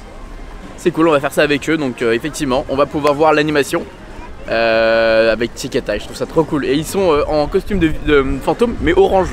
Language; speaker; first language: French; native; French